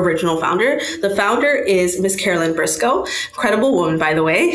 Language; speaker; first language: English; native; English